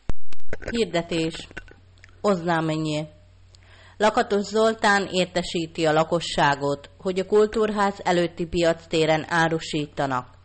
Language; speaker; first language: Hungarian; native; Hungarian